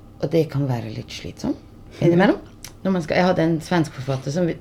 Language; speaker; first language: Norwegian; early bilingual, heritage; Norwegian